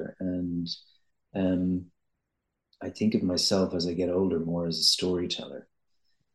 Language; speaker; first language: English; native; English